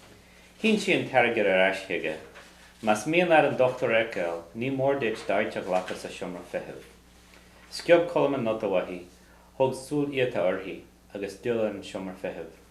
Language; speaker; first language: Irish; non-native, fluent; English